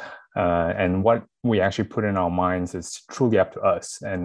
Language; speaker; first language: English; non-native, local second language; Chinese